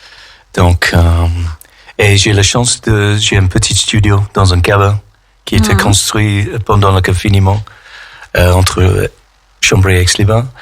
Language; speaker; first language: French; non-native, fluent; English